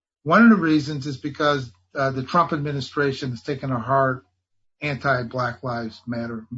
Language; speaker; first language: English; native; English